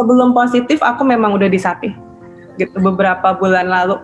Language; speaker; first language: Indonesian; native; Indonesian